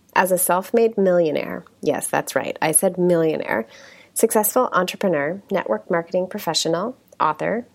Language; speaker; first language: English; native; English